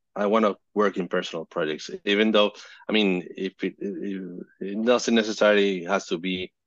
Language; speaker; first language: English; non-native, fluent; Spanish